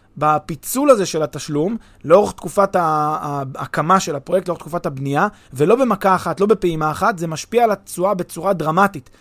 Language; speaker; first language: Hebrew; native; Hebrew